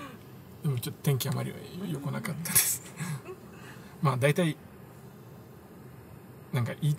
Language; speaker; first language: Japanese; non-native, fluent; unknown